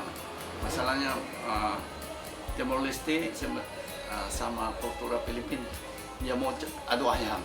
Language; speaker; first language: Indonesian; non-native, fluent; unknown